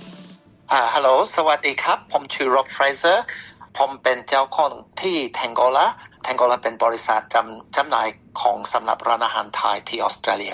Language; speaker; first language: Thai; non-native, fluent; English